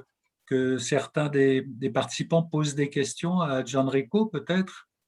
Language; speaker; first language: French; native; French